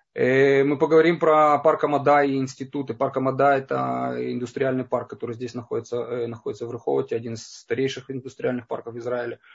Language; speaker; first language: Russian; native; Russian